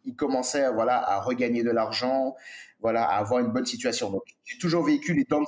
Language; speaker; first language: French; native; French